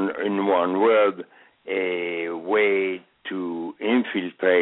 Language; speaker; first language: English; non-native, fluent; French